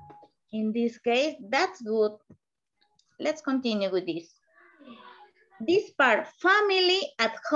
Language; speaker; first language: English; non-native, learner; Spanish